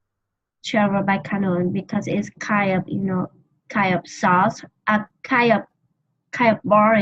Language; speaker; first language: English; non-native, learner; Vietnamese